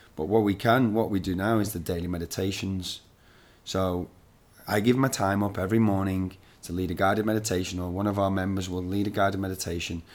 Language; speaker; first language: English; native; English